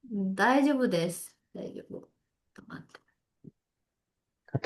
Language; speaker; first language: Japanese; non-native, learner; Indonesian